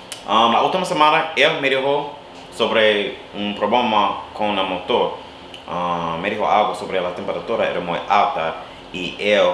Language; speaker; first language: Spanish; non-native, learner; English